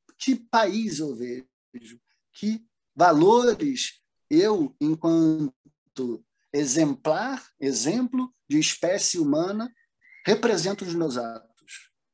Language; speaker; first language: Portuguese; early bilingual, other home language; German